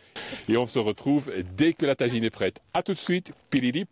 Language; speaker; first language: French; native; French